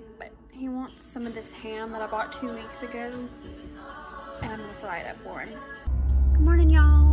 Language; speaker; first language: English; native; English